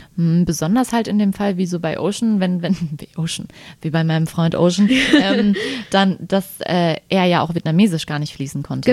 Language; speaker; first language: German; native; German